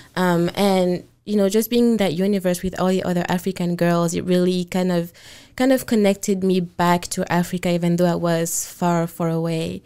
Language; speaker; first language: English; non-native, fluent; French